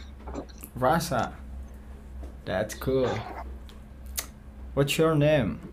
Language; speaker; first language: English; non-native, learner; Indonesian